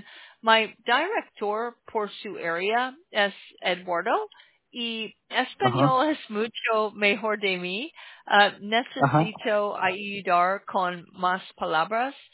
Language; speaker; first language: Spanish; non-native, learner; English